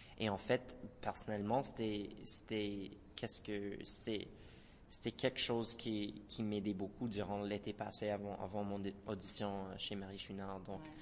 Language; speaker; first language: French; non-native, local second language; English